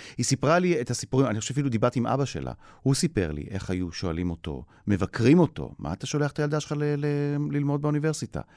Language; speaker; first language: Hebrew; native; Hebrew